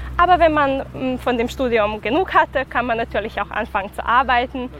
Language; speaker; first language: German; non-native, fluent; Serbian